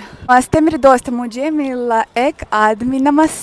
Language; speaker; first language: Hindi; non-native, learner; Russian